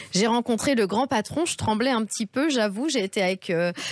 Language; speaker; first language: French; native; French